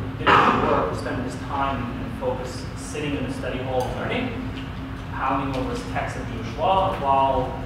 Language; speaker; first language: English; native; English